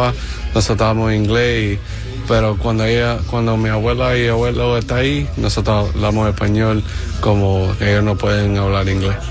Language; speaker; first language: Spanish; early bilingual, heritage; English